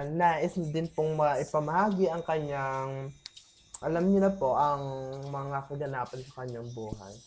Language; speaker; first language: Filipino; non-native, local second language; Bikol